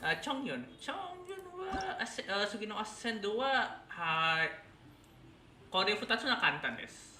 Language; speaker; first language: Japanese; non-native, learner; Indonesian